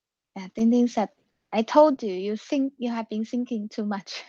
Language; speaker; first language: English; non-native, learner; Chinese